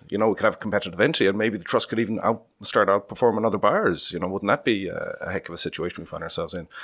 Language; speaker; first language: English; native; English